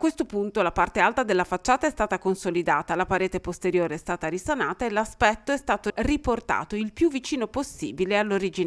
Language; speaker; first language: Italian; native; Italian